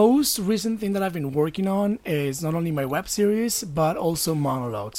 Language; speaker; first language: English; non-native, fluent; Spanish